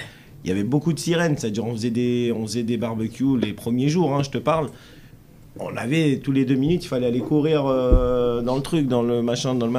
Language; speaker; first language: French; native; French